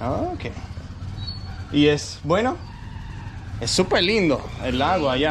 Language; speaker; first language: Spanish; non-native, learner; Danish